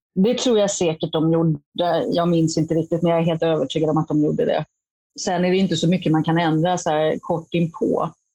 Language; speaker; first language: Swedish; native; Swedish